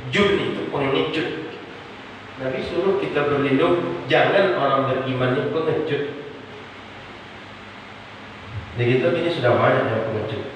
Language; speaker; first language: Indonesian; non-native, local second language; Malay